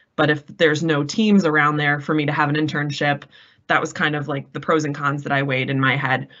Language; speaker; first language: English; native; English